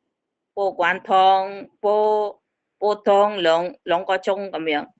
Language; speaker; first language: Cantonese; non-native, learner; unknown